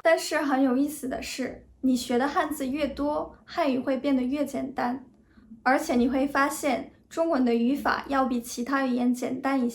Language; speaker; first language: Chinese; non-native, fluent; French